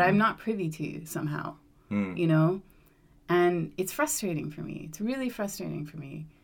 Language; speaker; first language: English; native; English